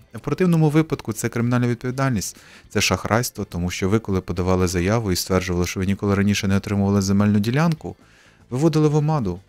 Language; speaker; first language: Ukrainian; native; Ukrainian